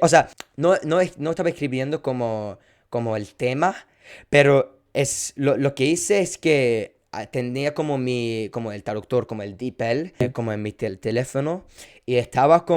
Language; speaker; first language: Spanish; non-native, fluent; English